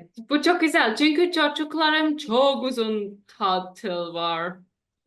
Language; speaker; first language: Turkish; non-native, learner; German